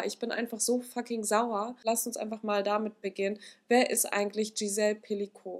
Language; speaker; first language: German; native; German